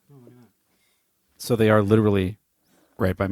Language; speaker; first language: English; native; English